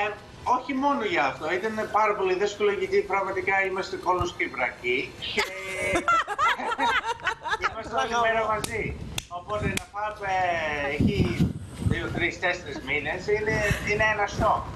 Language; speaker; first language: Greek; non-native, fluent; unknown